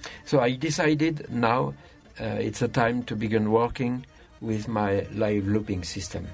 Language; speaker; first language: English; non-native, fluent; French